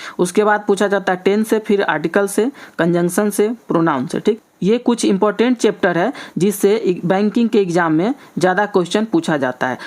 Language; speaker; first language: Hindi; native; Hindi